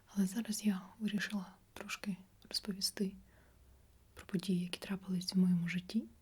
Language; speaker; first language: Ukrainian; non-native, local second language; Russian